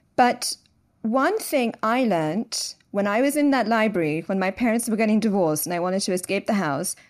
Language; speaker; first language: English; native; English